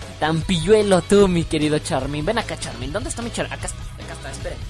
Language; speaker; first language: Spanish; native; Spanish